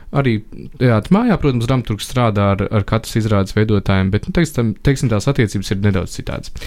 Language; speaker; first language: Latvian; native; Latvian